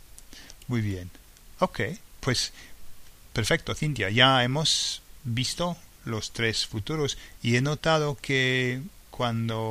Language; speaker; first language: Spanish; non-native, fluent; English